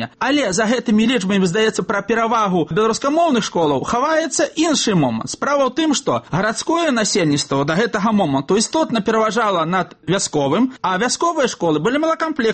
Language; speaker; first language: Belarusian; native; Belarusian